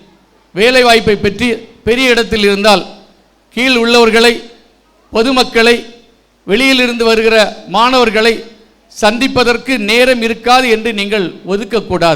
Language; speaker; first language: Tamil; native; Tamil